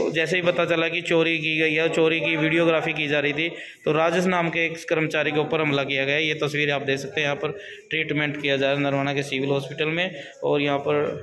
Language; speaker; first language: Hindi; native; Hindi